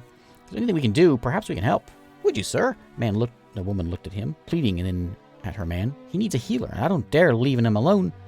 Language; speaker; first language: English; native; English